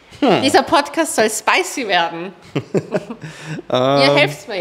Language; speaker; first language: German; native; German